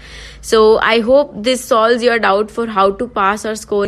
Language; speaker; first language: English; non-native, local second language; Hindi